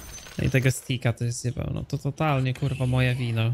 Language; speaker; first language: Polish; native; Polish